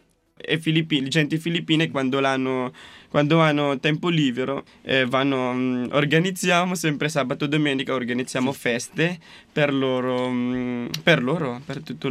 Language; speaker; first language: Italian; non-native, local second language; Filipino